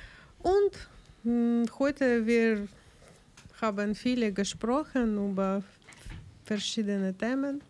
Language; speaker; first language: German; non-native, learner; Ukrainian